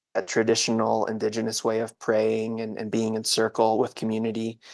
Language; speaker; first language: English; native; English